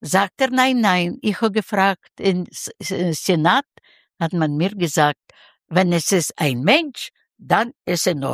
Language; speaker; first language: German; non-native, learner; Russian